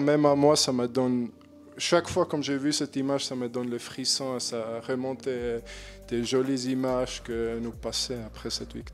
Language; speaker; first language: French; non-native, learner; German